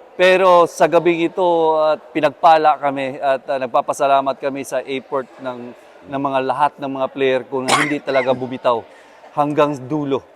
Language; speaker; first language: Filipino; non-native, local second language; Cebuano